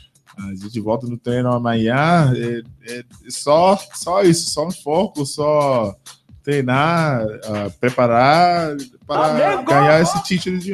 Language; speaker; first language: Portuguese; non-native, fluent; English